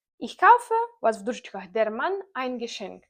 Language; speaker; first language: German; non-native, fluent; Ukrainian